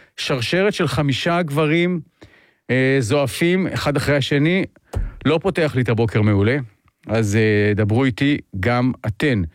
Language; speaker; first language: Hebrew; native; Hebrew